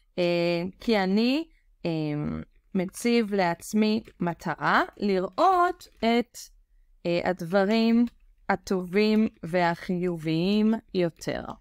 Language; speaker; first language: Hebrew; native; Hebrew